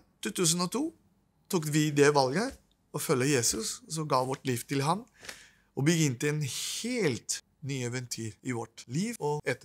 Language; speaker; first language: Norwegian; non-native, fluent; Spanish